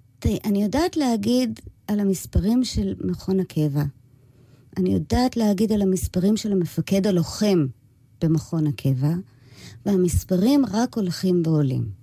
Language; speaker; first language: Hebrew; early bilingual, other home language; English